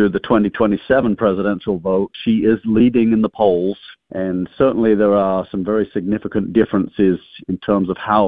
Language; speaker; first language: English; native; English